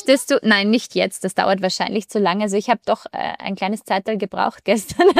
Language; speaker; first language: German; native; German